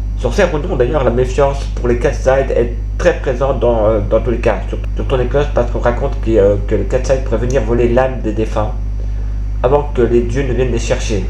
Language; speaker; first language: French; native; French